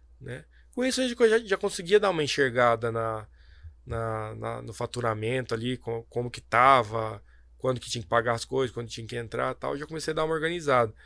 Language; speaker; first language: Portuguese; native; Portuguese